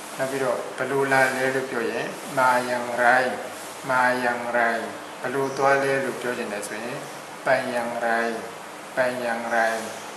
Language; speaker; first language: Burmese; native; Burmese